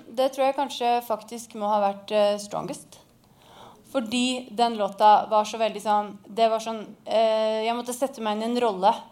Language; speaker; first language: Norwegian; native; Norwegian